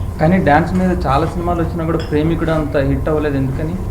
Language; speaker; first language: Telugu; native; Telugu